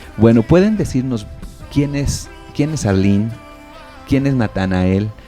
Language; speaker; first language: Spanish; native; Spanish